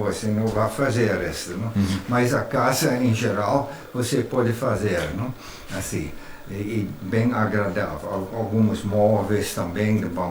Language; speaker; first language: Portuguese; non-native, fluent; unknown